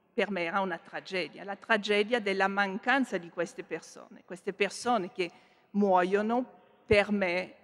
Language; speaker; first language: Italian; non-native, fluent; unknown